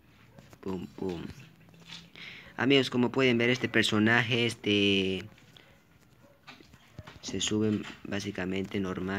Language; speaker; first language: Spanish; native; Spanish